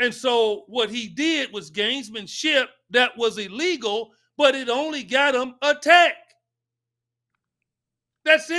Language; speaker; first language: English; native; English